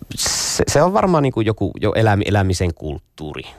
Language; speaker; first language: Finnish; native; Finnish